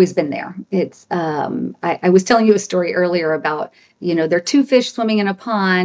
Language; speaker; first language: English; native; English